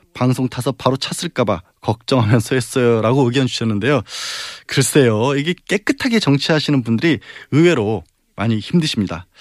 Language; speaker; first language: Korean; native; Korean